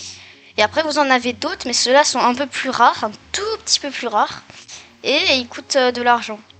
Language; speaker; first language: French; native; French